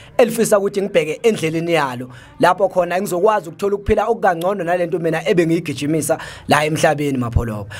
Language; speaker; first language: Zulu; native; Zulu